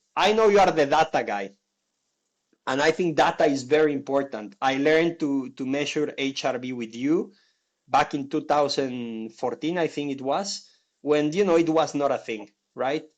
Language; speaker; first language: English; non-native, fluent; Spanish